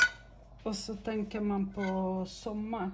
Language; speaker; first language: Swedish; non-native, fluent; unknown